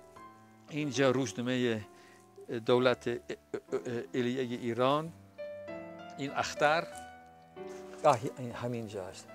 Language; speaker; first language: Persian; non-native, fluent; Dutch